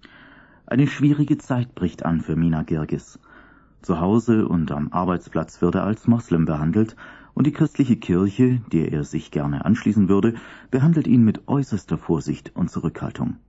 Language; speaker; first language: German; native; German